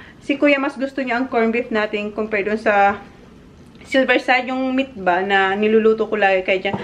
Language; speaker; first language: Filipino; non-native, local second language; Bikol